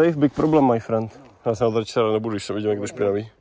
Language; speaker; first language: Czech; native; Czech